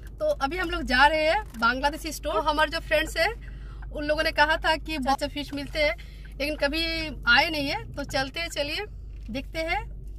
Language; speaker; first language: Hindi; non-native, local second language; Bangla